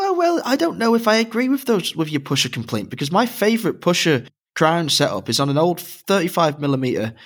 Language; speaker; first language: English; native; English